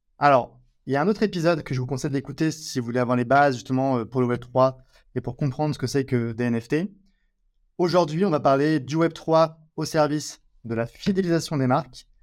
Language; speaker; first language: French; native; French